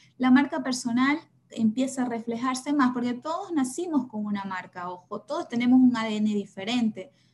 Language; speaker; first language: Spanish; native; Spanish